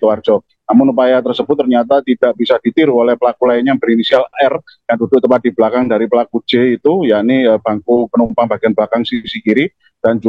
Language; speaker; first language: Indonesian; native; Indonesian